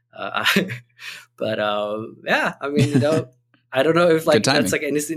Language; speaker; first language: English; non-native, fluent; Turkish